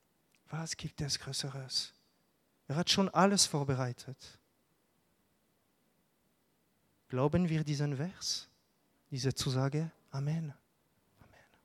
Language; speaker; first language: German; non-native, local second language; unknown